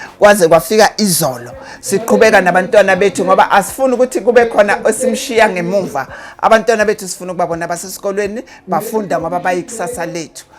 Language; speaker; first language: Zulu; native; Zulu